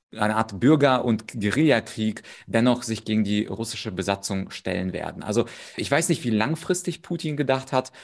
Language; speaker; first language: German; early bilingual, other home language; Russian